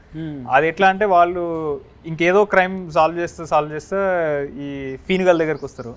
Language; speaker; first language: Telugu; native; Telugu